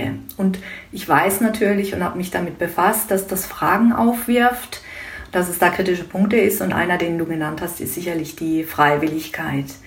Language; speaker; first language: German; native; German